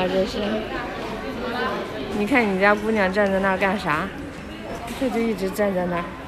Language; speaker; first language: Chinese; native; Chinese